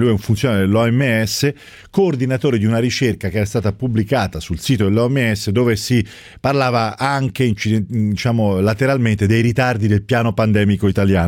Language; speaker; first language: Italian; native; Italian